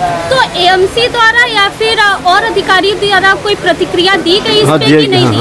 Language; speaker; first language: Hindi; native; Hindi